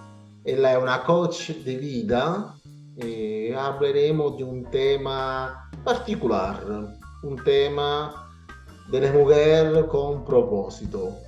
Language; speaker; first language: Spanish; non-native, learner; Italian